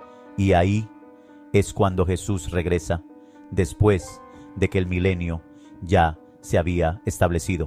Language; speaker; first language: Spanish; native; Spanish